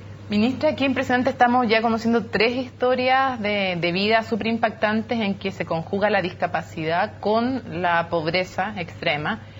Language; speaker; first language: Spanish; native; Spanish